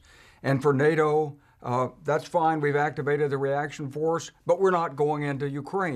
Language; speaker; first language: English; native; English